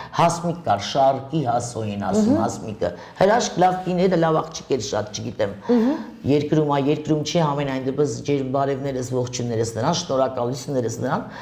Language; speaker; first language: Armenian; native; Armenian